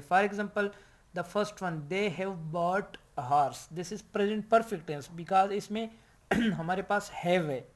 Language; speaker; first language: Urdu; native; Urdu